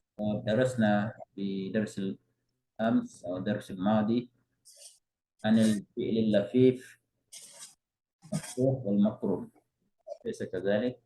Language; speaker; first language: Arabic; non-native, fluent; Indonesian